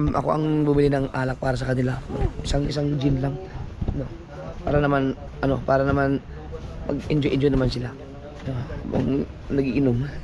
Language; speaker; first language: Filipino; non-native, local second language; Cebuano